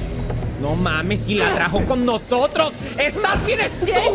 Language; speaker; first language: Spanish; native; Spanish